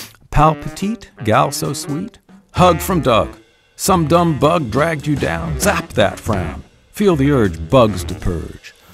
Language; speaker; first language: English; native; English